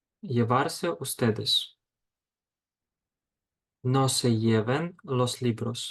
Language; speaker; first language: Spanish; non-native, fluent; Ukrainian